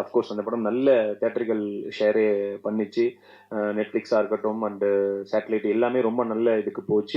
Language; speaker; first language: Tamil; native; Tamil